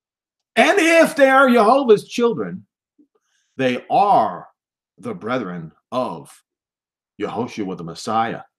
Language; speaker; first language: English; native; English